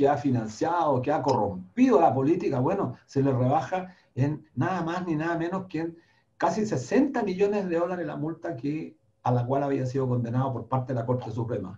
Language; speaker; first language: Spanish; native; Spanish